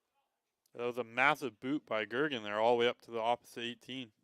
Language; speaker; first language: English; native; English